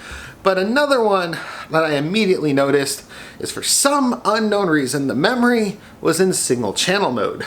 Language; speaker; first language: English; native; English